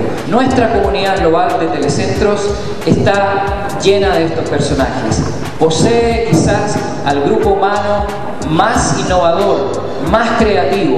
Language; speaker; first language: Spanish; native; Spanish